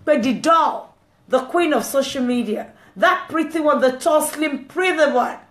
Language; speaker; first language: English; non-native, local second language; Yoruba